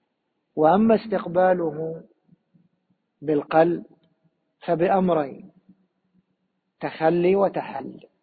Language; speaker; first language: Arabic; native; Arabic